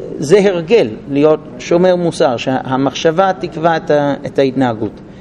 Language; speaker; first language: Hebrew; non-native, fluent; English